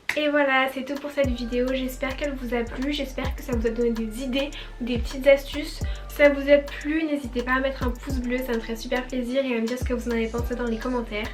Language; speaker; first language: French; native; French